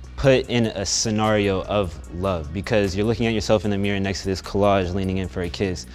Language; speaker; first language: English; native; English